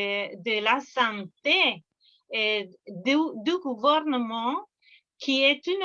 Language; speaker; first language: French; non-native, fluent; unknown